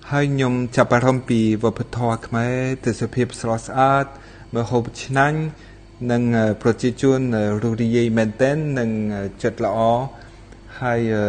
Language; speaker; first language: Khmer; non-native, fluent; French